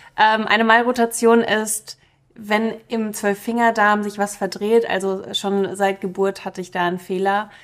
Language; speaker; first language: German; early bilingual, other home language; Russian